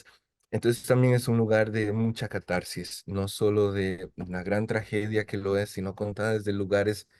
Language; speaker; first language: Spanish; native; Spanish